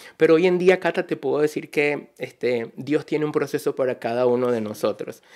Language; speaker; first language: Spanish; native; Spanish